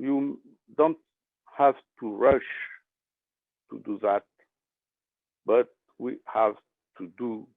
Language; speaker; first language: English; non-native, learner; French